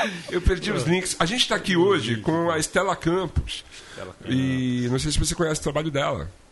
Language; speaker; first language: Portuguese; native; Portuguese